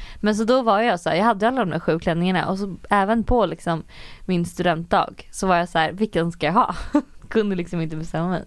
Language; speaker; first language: Swedish; native; Swedish